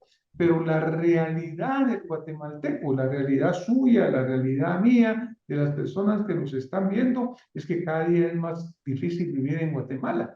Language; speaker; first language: Spanish; native; Spanish